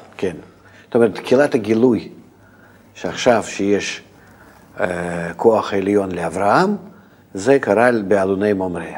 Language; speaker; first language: Hebrew; non-native, fluent; Russian